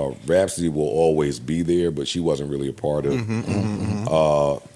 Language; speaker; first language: English; native; English